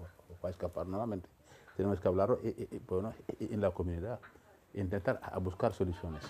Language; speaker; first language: Spanish; non-native, fluent; Wolof